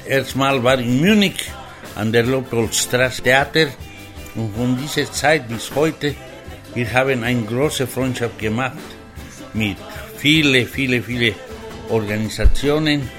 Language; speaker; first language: German; non-native, learner; Spanish